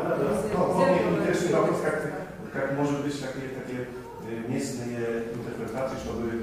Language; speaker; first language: Russian; non-native, fluent; Polish